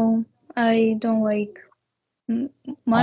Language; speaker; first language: English; non-native, learner; Russian